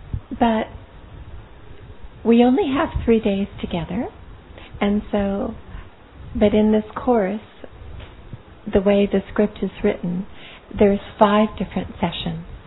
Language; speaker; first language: English; native; English